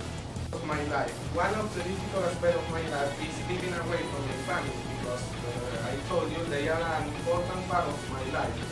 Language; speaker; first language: English; non-native, learner; Spanish